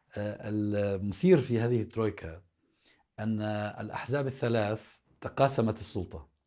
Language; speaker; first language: Arabic; native; Arabic